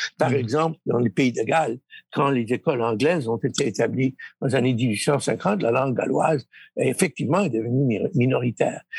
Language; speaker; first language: French; early bilingual, other home language; Polish